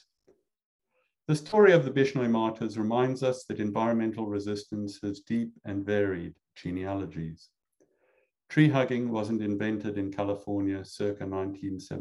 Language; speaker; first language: English; native; English